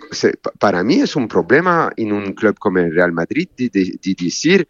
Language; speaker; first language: Spanish; non-native, learner; French